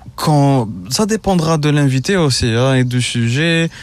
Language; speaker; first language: French; non-native, local second language; Arabic